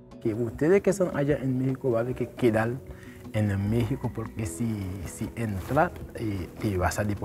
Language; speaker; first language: Spanish; non-native, learner; Haitian Creole